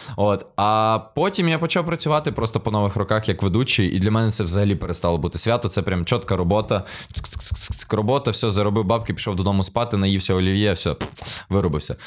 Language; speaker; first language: Ukrainian; native; Ukrainian